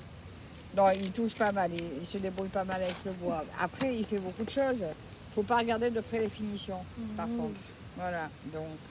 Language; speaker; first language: French; native; French